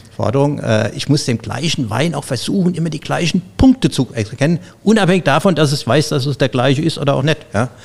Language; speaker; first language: German; native; German